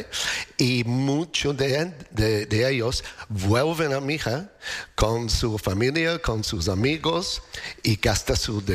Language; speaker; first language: Spanish; non-native, learner; English